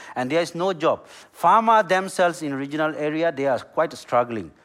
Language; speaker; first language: English; non-native, learner; Burmese